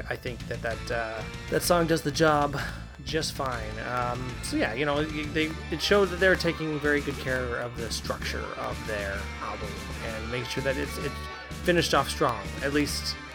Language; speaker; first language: English; native; English